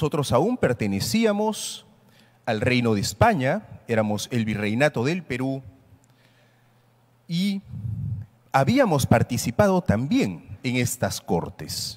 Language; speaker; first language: Spanish; native; Spanish